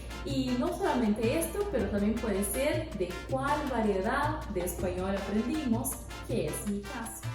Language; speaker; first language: Spanish; non-native, fluent; Portuguese